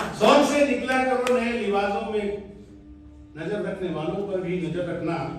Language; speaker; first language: Hindi; native; Hindi